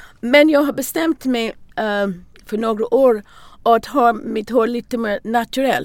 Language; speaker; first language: Swedish; non-native, learner; English